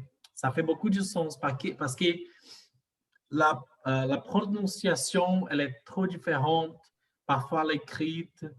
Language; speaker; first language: French; non-native, fluent; Portuguese